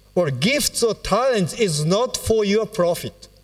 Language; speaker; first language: English; non-native, fluent; Japanese